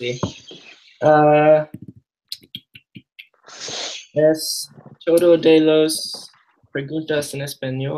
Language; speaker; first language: Spanish; non-native, learner; English